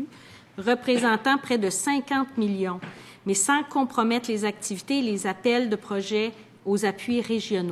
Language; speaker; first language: French; native; French